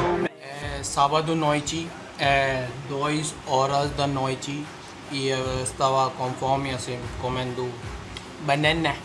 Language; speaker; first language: Portuguese; non-native, learner; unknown